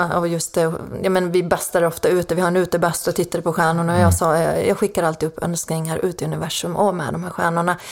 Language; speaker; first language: Swedish; native; Swedish